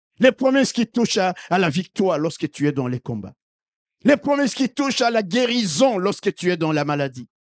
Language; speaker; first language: French; non-native, local second language; Lingala